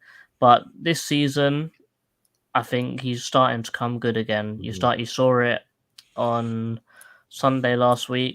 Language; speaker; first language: English; native; English